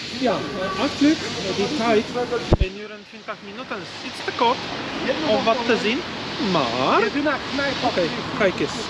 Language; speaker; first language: Dutch; non-native, learner; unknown